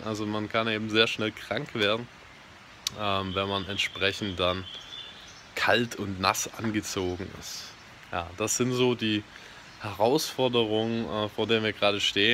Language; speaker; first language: German; native; German